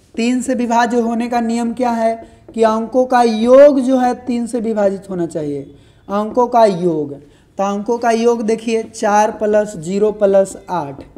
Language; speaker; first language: Hindi; native; Hindi